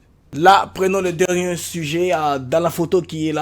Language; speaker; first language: French; non-native, local second language; Lingala